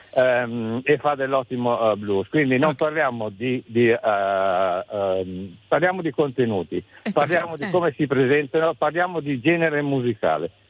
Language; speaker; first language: Italian; native; Italian